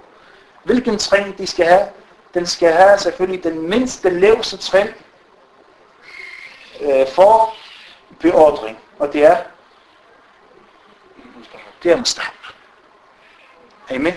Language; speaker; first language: Danish; non-native, fluent; Arabic